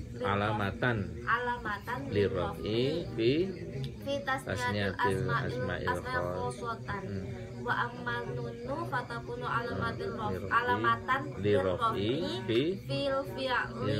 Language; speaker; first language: Arabic; non-native, learner; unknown